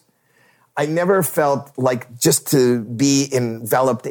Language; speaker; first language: English; native; English